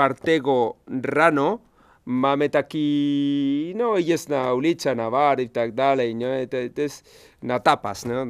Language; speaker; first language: Polish; non-native, learner; Spanish